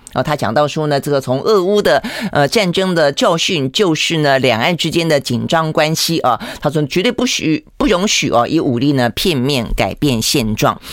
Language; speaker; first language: Chinese; native; Chinese